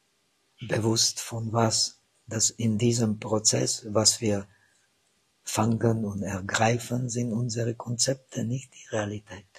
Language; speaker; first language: German; non-native, fluent; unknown